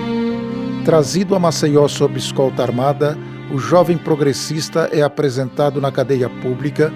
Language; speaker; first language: Portuguese; native; Portuguese